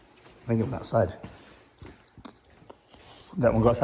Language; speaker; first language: English; native; English